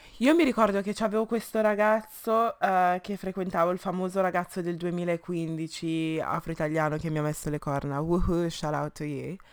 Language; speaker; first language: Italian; early bilingual, other home language; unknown